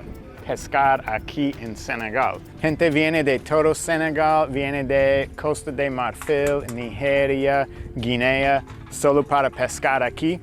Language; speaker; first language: Spanish; non-native, fluent; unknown